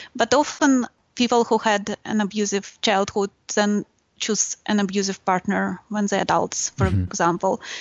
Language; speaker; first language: English; non-native, fluent; Russian